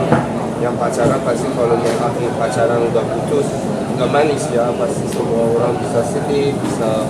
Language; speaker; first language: Indonesian; non-native, learner; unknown